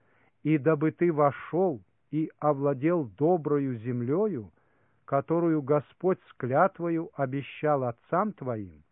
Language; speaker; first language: Russian; native; Russian